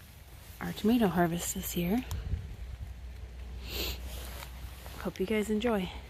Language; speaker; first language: English; native; English